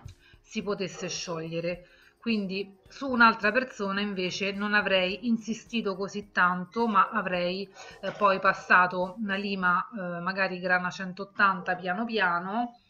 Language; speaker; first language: Italian; native; Italian